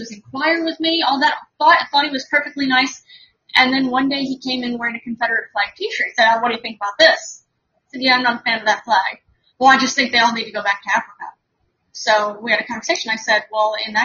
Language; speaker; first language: English; native; English